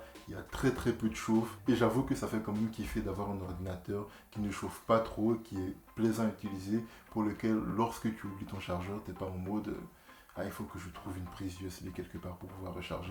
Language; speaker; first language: French; native; French